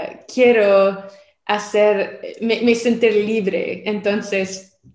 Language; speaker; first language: Spanish; non-native, learner; French